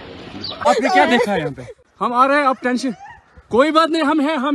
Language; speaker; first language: Hindi; non-native, local second language; Kashmiri